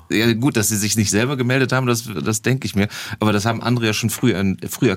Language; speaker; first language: German; native; German